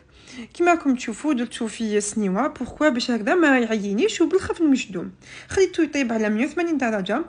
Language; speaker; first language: Arabic; native; Arabic